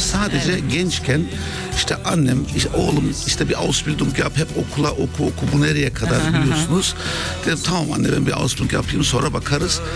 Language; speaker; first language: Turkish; early bilingual, heritage; German